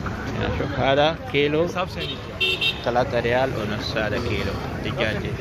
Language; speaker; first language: Arabic; non-native, learner; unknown